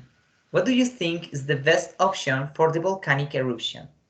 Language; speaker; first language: English; non-native, fluent; Spanish